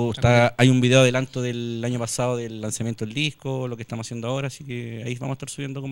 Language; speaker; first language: Spanish; native; Spanish